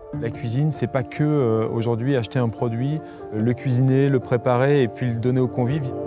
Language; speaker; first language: French; native; French